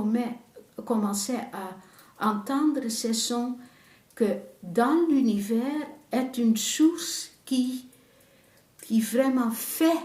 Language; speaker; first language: French; non-native, fluent; Dutch